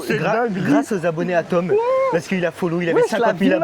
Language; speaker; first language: French; native; French